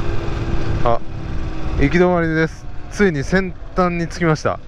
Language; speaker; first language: Japanese; native; Japanese